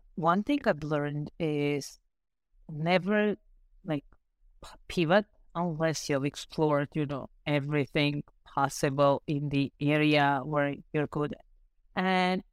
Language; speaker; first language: English; non-native, fluent; Armenian